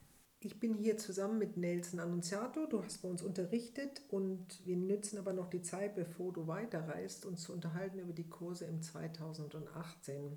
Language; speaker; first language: German; native; German